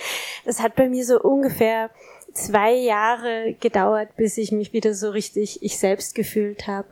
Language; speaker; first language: German; native; German